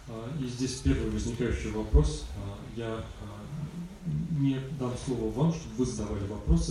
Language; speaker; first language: Russian; native; Russian